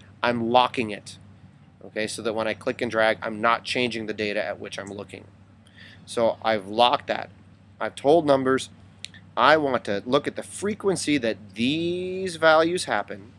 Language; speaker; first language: English; native; English